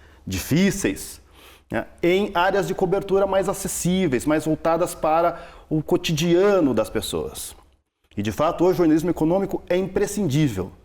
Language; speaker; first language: Portuguese; native; Portuguese